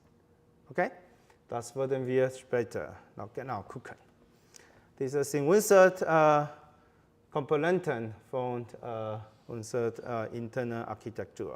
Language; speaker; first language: German; non-native, fluent; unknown